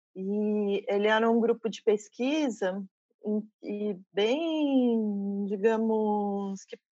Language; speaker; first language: Portuguese; native; Portuguese